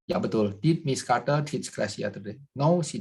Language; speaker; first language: English; non-native, fluent; Indonesian